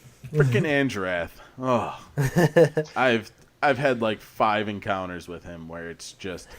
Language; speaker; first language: English; native; English